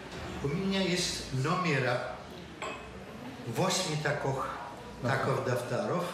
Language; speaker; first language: Russian; non-native, learner; Polish